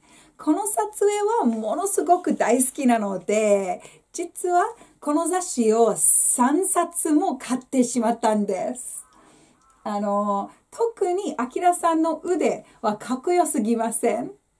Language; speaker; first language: Japanese; non-native, fluent; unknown